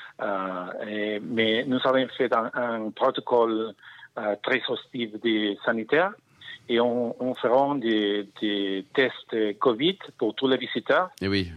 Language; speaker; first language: French; non-native, learner; Spanish